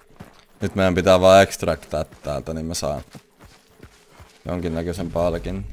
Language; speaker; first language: Finnish; native; Finnish